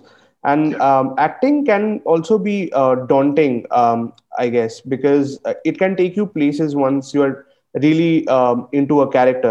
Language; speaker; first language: English; non-native, local second language; Bangla